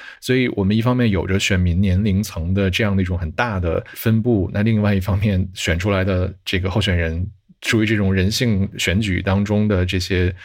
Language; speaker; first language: Chinese; native; Chinese